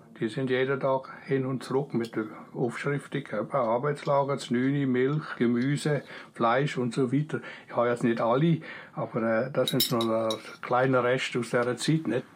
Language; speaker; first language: German; native; German